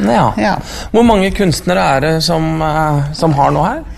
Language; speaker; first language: Norwegian; native; Norwegian